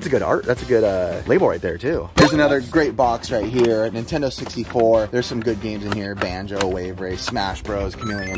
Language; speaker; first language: English; native; English